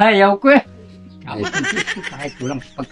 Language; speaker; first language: Filipino; non-native, local second language; Bikol